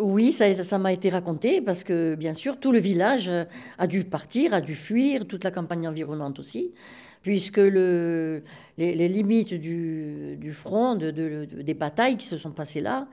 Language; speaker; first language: French; native; French